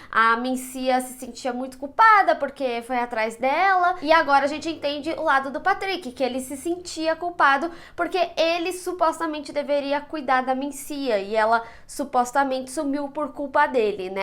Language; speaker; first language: Portuguese; native; Portuguese